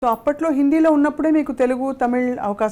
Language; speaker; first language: Telugu; native; Telugu